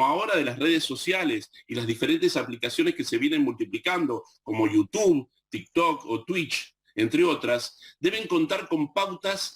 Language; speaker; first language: Spanish; native; Spanish